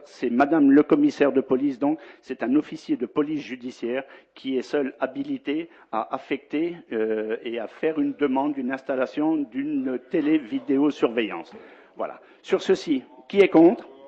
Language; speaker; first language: French; native; French